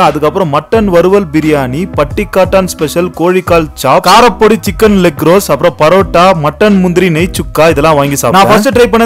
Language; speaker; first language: Tamil; native; Tamil